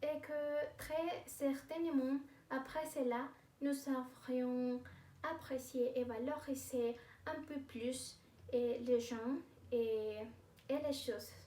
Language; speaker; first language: French; non-native, learner; Spanish